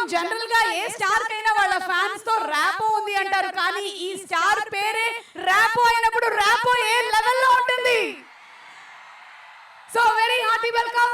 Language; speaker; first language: Telugu; native; Telugu